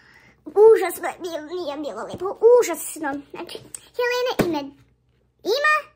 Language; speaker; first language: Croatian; non-native, fluent; Russian